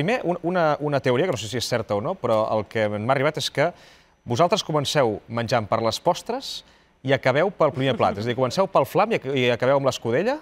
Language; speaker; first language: Catalan; native; Catalan